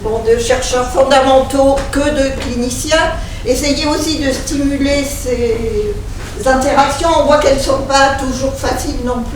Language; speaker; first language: French; native; French